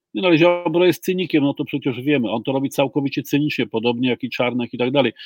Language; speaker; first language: Polish; native; Polish